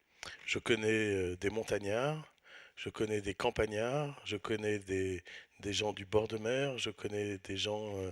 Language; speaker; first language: French; native; French